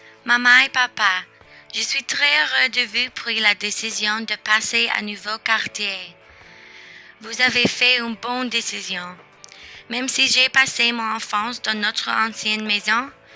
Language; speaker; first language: French; non-native, learner; English